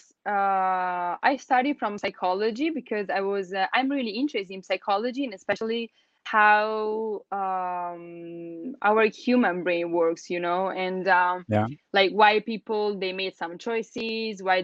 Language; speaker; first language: English; non-native, fluent; Italian